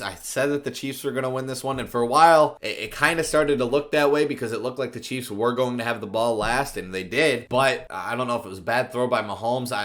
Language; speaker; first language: English; native; English